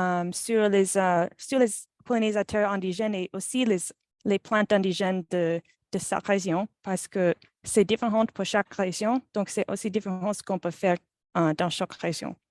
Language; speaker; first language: French; non-native, fluent; English